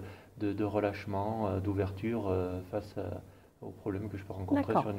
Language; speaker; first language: French; native; French